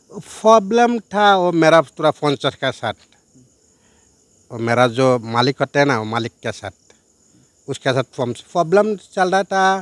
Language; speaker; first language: Hindi; non-native, learner; Bangla